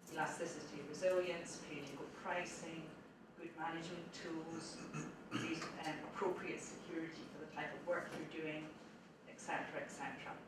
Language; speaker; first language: English; native; English